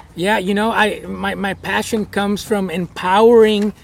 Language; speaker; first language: English; early bilingual, other home language; Spanish